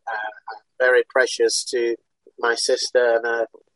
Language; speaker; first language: English; non-native, local second language; Yoruba